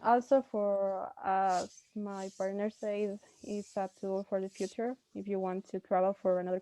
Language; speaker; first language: English; non-native, learner; Spanish